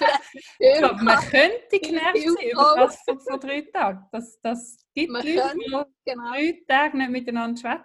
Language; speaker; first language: German; native; German